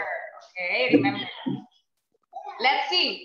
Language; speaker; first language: English; non-native, fluent; Indonesian